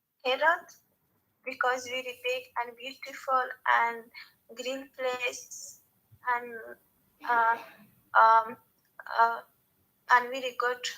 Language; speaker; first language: English; non-native, learner; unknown